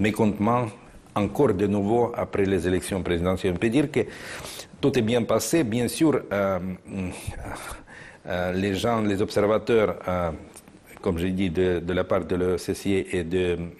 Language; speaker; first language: French; non-native, fluent; Russian